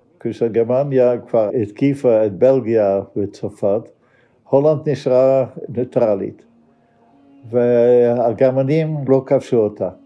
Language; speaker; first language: Hebrew; non-native, fluent; Dutch